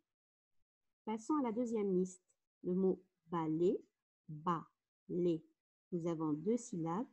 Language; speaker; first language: French; non-native, local second language; Arabic